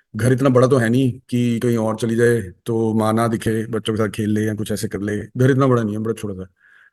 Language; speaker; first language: Hindi; native; Hindi